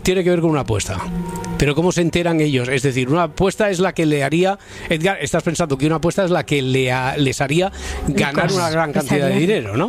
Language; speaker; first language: Spanish; native; Spanish